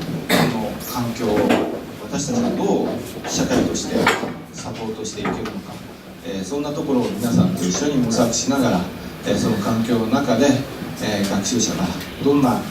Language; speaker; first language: Japanese; native; Japanese